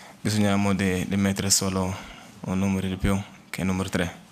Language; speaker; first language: Italian; non-native, learner; Portuguese